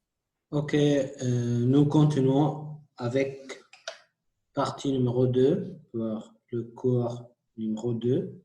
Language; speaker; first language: French; non-native, fluent; Arabic